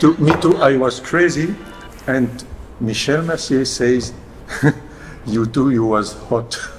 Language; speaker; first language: English; non-native, learner; French